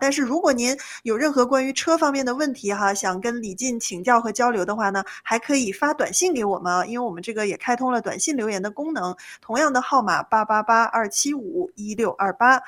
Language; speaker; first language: Chinese; native; Chinese